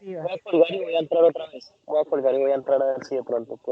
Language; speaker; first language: Spanish; native; Spanish